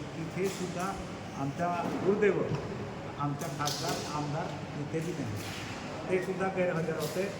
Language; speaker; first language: Marathi; non-native, local second language; Bhili